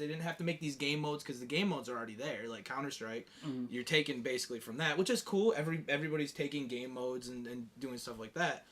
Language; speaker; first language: English; native; English